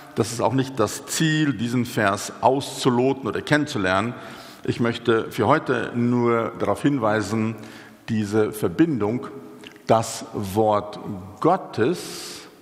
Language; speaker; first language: German; non-native, fluent; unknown